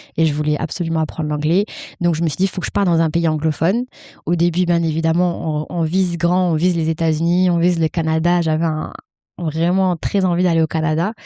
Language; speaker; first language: French; early bilingual, other home language; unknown